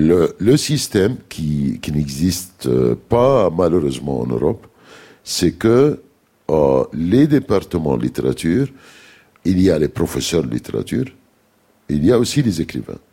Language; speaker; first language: French; non-native, fluent; Arabic